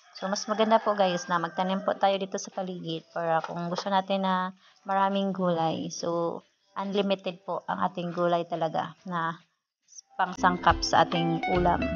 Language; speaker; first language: Filipino; non-native, local second language; Cebuano